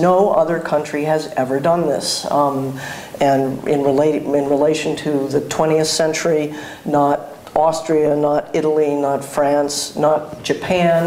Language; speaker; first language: English; native; English